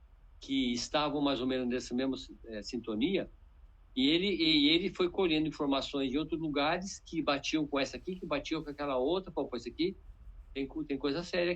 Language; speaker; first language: Portuguese; native; Portuguese